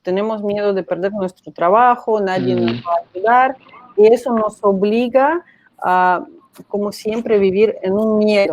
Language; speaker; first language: Spanish; non-native, fluent; Russian